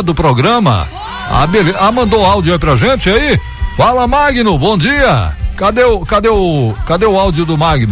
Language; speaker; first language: Portuguese; native; Portuguese